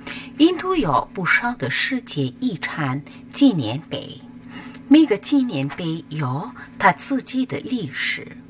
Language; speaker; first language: Chinese; non-native, fluent; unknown